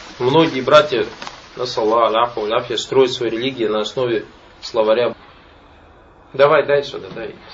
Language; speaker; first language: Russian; non-native, local second language; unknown